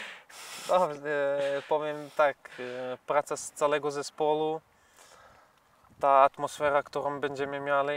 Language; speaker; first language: Polish; non-native, fluent; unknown